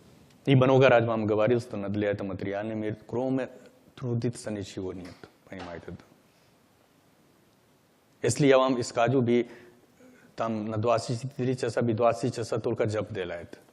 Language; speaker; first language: Russian; non-native, learner; Hindi